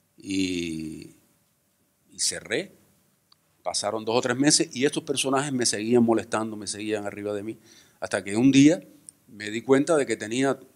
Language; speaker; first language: Spanish; native; Spanish